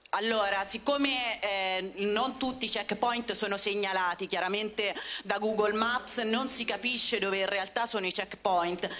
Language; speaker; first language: Italian; native; Italian